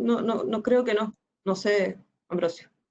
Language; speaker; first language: Spanish; native; Spanish